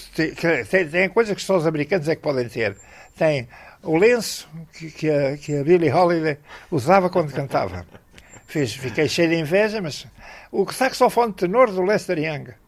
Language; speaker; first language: Portuguese; native; Portuguese